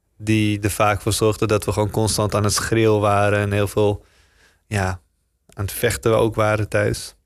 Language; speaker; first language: Dutch; native; Dutch